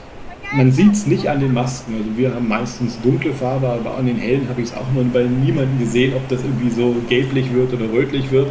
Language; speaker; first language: German; native; German